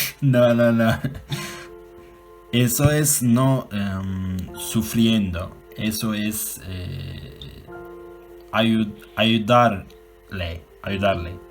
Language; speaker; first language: Spanish; non-native, learner; Turkish